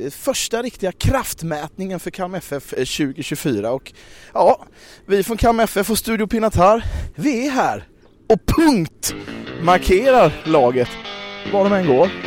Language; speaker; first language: Swedish; native; Swedish